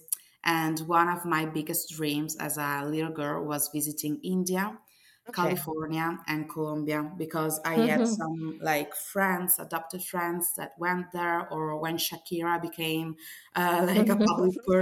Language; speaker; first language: English; non-native, fluent; Italian